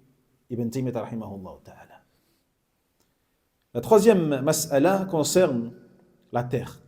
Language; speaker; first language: French; native; French